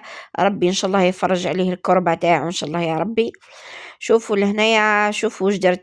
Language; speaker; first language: Arabic; native; Arabic